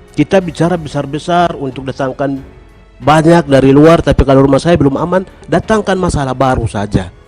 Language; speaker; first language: Indonesian; non-native, local second language; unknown